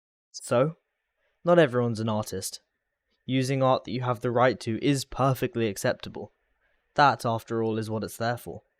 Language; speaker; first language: English; native; English